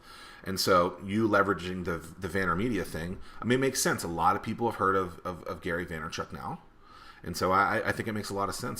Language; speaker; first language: English; native; English